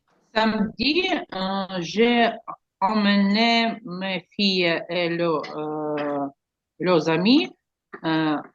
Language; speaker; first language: French; non-native, learner; Ukrainian